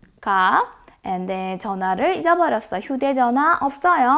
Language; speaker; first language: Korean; non-native, fluent; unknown